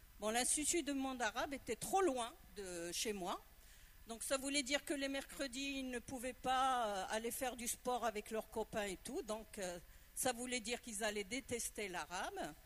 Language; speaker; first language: French; non-native, local second language; Arabic